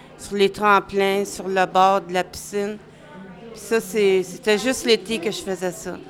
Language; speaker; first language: French; native; French